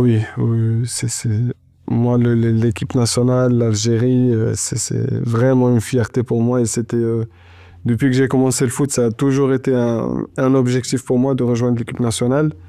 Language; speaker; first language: French; non-native, local second language; Arabic